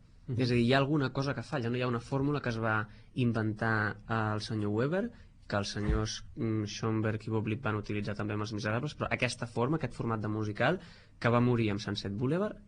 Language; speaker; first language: Catalan; native; Catalan